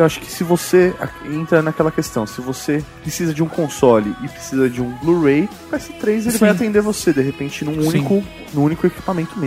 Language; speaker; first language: Portuguese; native; Portuguese